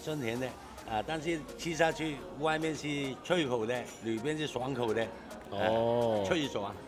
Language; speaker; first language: Chinese; native; Chinese